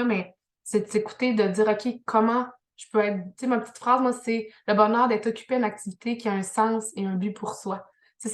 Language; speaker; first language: French; native; French